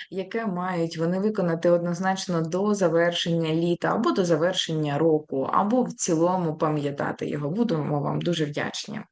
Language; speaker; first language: Ukrainian; native; Ukrainian